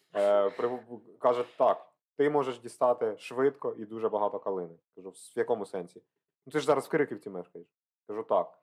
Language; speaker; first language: Ukrainian; native; Ukrainian